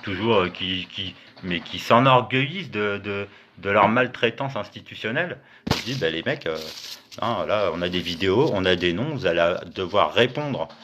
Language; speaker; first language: French; native; French